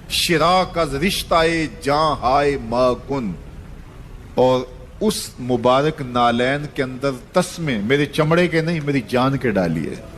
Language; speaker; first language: Urdu; non-native, local second language; Punjabi